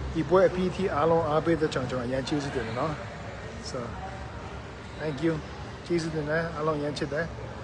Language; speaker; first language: Burmese; non-native, local second language; Kachin